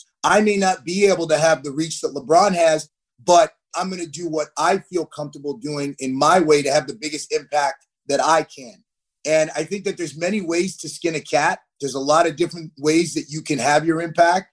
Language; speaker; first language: English; native; English